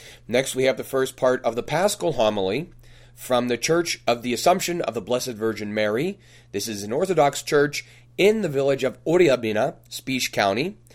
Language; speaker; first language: English; native; English